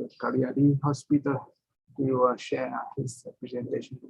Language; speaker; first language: English; non-native, fluent; Vietnamese